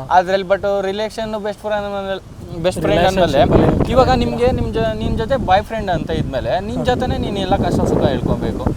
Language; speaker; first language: Kannada; non-native, local second language; Telugu